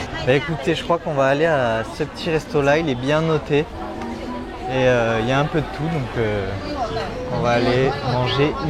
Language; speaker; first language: French; native; French